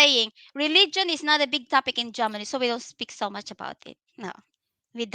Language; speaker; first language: English; non-native, local second language; Filipino